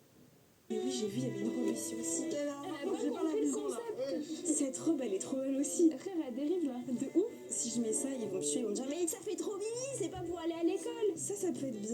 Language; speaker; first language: French; native; French